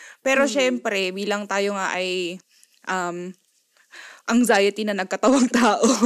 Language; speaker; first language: Filipino; non-native, local second language; Pampanga